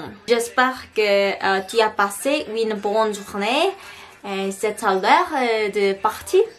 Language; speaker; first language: French; non-native, learner; Korean